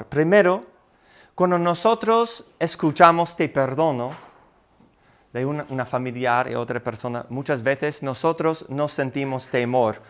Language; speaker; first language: Spanish; non-native, fluent; English